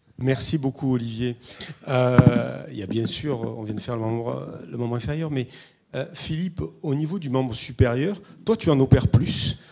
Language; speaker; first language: French; native; French